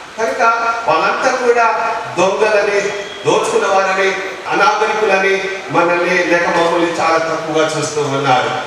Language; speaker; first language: Telugu; non-native, local second language; Lambadi